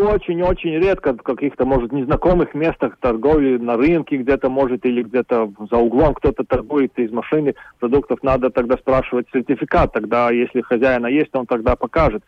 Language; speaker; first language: Russian; non-native, local second language; Latvian